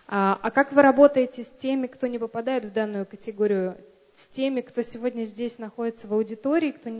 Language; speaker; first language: Russian; native; Russian